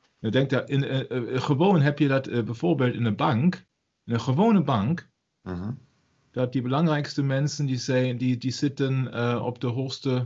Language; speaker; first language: Dutch; non-native, learner; German